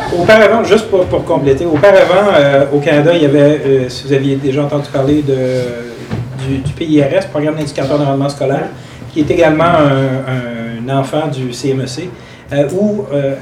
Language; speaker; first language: French; native; French